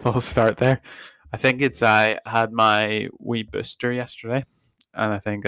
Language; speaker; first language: English; native; English